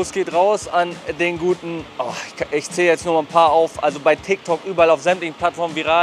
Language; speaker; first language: German; native; German